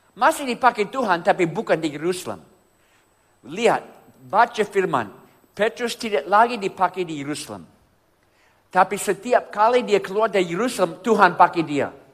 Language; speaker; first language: Indonesian; non-native, fluent; English